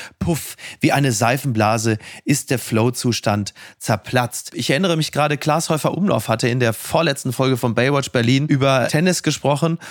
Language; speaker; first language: German; native; German